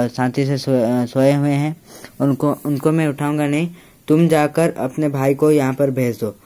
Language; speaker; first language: Hindi; native; Hindi